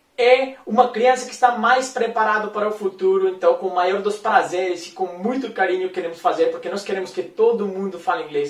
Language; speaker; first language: Portuguese; non-native, fluent; Spanish